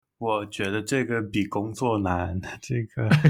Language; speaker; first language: Chinese; non-native, learner; English